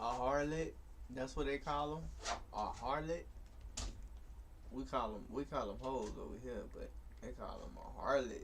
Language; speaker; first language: English; native; English